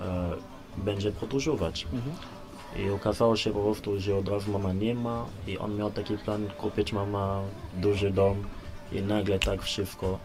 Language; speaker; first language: Polish; non-native, learner; Lingala